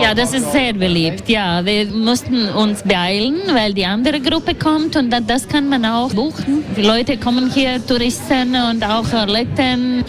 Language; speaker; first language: German; non-native, learner; Latvian